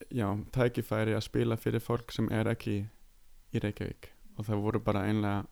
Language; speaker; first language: Icelandic; non-native, fluent; German